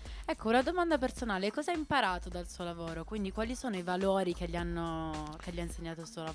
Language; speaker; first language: Italian; native; Italian